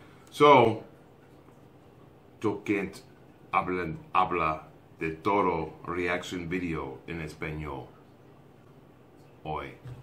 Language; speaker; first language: Spanish; non-native, learner; English